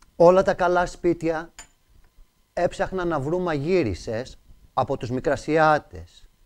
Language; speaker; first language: Greek; native; Greek